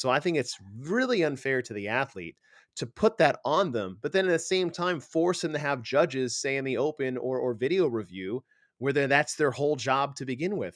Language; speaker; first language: English; native; English